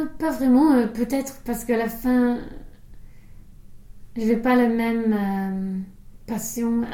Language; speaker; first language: French; non-native, fluent; English